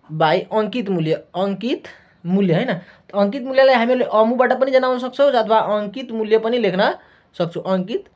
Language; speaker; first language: Nepali; non-native, local second language; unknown